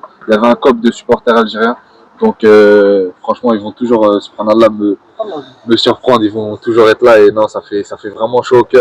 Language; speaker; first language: French; native; French